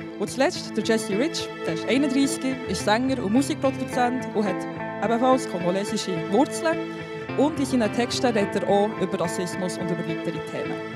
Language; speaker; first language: German; non-native, local second language; Albanian